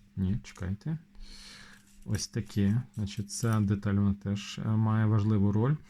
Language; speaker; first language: Ukrainian; non-native, local second language; Russian